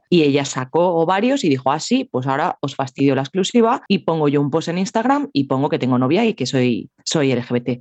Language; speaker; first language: Spanish; native; Spanish